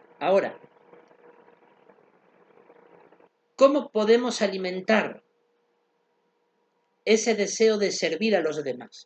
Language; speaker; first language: Spanish; native; Spanish